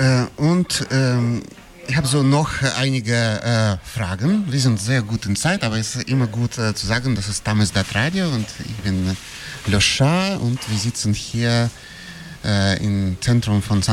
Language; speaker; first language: German; non-native, fluent; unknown